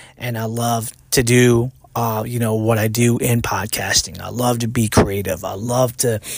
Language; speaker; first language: English; native; English